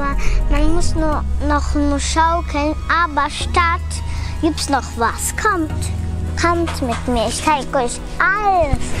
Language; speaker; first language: German; early bilingual, other home language; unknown